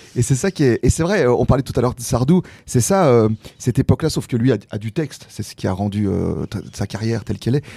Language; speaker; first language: French; native; French